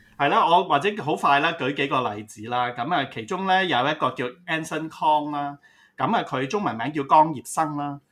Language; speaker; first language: Cantonese; native; Cantonese